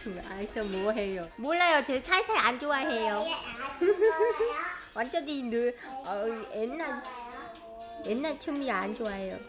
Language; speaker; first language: Korean; non-native, learner; Vietnamese